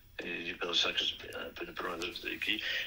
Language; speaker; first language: Greek; early bilingual, other home language; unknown